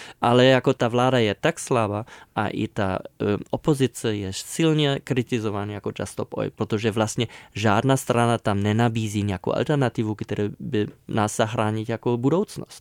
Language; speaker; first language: Czech; non-native, fluent; German